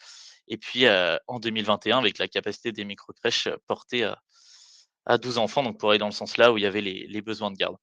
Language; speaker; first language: French; native; French